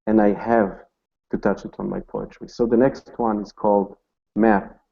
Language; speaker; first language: English; non-native, fluent; Hebrew